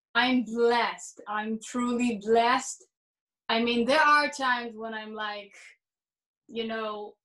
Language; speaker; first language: English; early bilingual, heritage; Hebrew